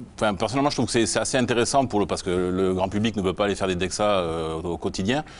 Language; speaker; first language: French; native; French